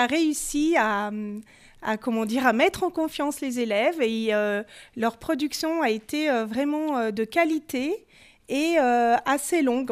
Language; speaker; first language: French; native; French